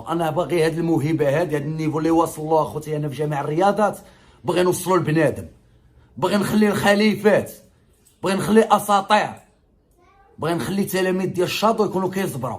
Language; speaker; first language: Arabic; native; Arabic